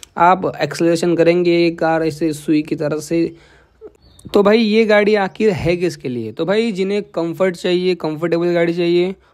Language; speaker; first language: Hindi; non-native, local second language; Marathi